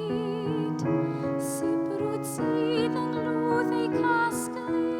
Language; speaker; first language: Welsh; native; Welsh